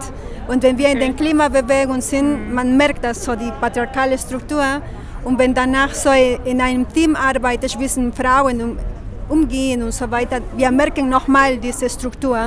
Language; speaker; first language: German; non-native, fluent; Spanish